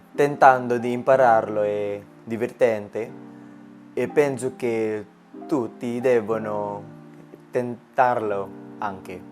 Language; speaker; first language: Italian; non-native, learner; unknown